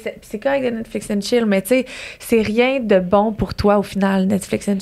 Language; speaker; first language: French; native; French